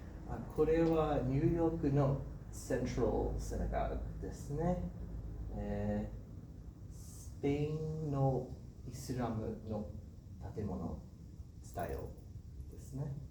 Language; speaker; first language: Japanese; non-native, learner; English